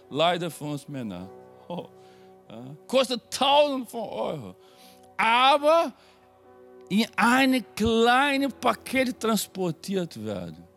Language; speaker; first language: German; non-native, fluent; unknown